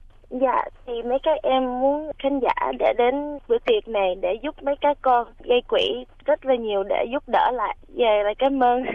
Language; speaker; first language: Vietnamese; early bilingual, heritage; Vietnamese